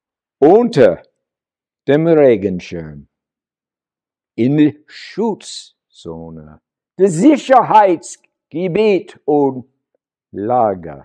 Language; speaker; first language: German; non-native, learner; English